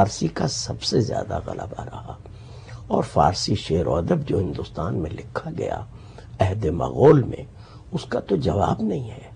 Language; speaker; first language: Urdu; native; Urdu